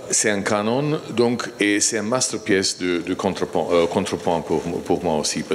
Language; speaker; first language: French; non-native, fluent; Slovenian